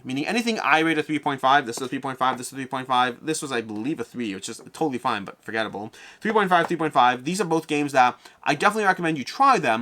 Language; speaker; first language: English; native; English